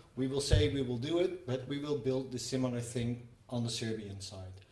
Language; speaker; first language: English; non-native, fluent; Dutch